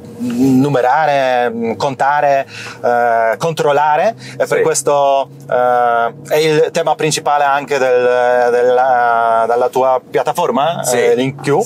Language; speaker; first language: Italian; non-native, learner; Polish